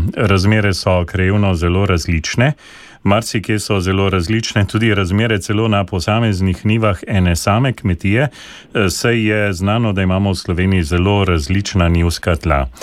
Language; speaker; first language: Slovenian; native; Slovenian